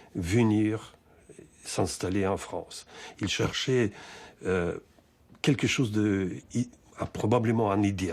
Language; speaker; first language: French; non-native, fluent; Russian